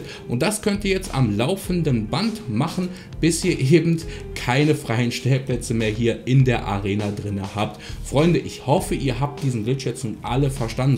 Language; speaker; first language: German; native; German